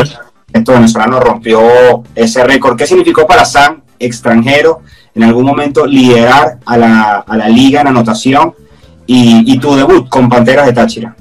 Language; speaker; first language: Spanish; native; Spanish